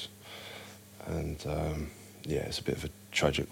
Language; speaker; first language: English; native; English